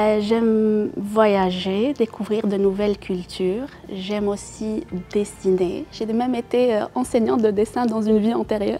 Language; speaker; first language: French; non-native, local second language; Arabic